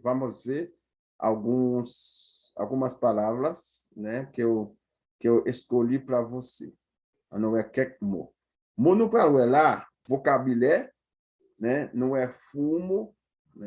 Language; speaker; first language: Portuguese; non-native, fluent; Haitian Creole